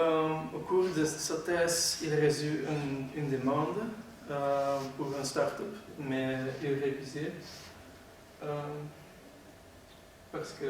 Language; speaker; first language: French; non-native, learner; Dutch